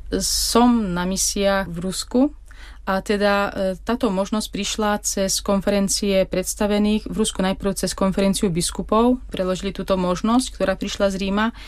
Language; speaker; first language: Slovak; native; Slovak